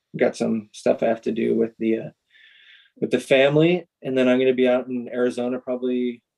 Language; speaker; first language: English; native; English